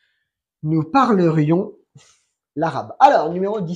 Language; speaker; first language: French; non-native, fluent; Spanish